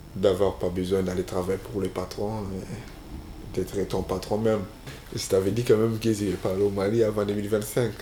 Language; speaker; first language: French; non-native, local second language; Bambara